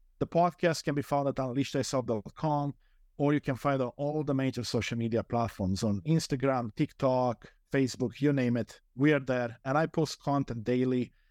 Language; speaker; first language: English; non-native, fluent; Romanian